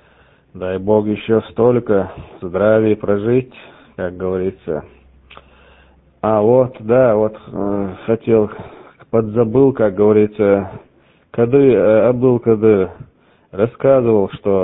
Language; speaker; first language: Russian; native; Russian